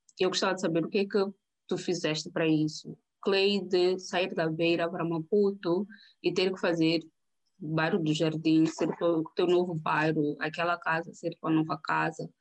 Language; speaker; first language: Portuguese; native; Portuguese